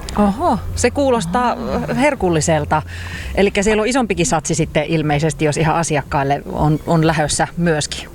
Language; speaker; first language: Finnish; native; Finnish